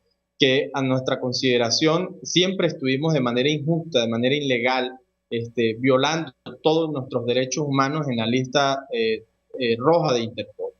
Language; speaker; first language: Spanish; native; Spanish